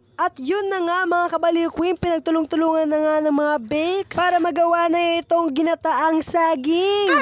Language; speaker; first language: Filipino; non-native, local second language; Hiligaynon